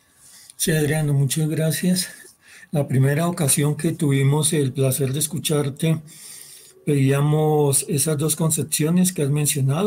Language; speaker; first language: Spanish; native; Spanish